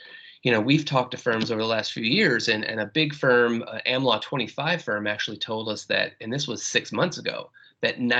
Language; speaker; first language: English; native; English